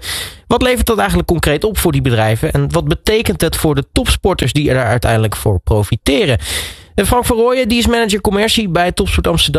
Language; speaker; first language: Dutch; native; Dutch